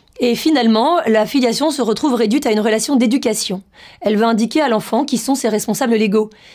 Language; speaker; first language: French; native; French